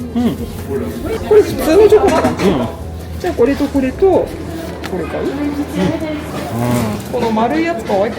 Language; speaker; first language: Japanese; native; Japanese